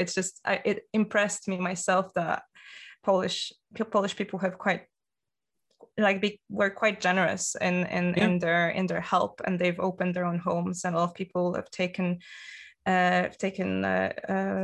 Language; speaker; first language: English; non-native, fluent; Polish